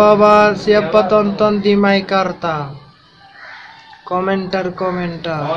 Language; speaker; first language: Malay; non-native, learner; Bangla